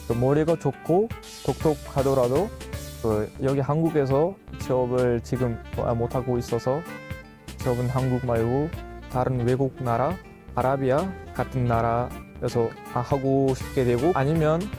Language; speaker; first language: Korean; non-native, fluent; Uzbek